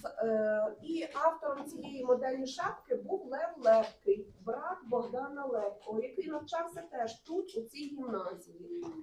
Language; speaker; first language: Ukrainian; native; Ukrainian